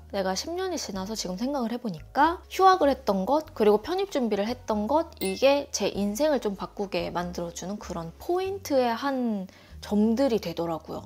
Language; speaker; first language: Korean; native; Korean